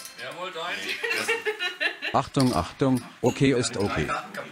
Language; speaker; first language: German; native; German